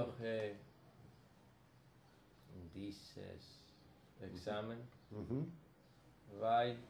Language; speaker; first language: German; non-native, learner; Spanish